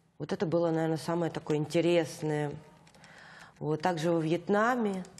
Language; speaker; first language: Russian; native; Russian